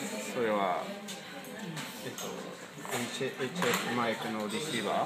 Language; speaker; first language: Japanese; non-native, fluent; French